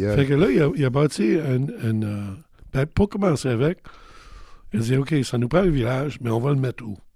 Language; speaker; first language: French; native; French